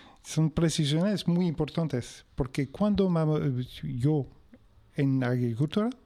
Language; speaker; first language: Spanish; non-native, local second language; French